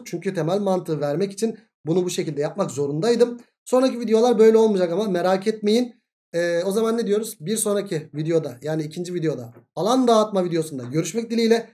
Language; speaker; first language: Turkish; native; Turkish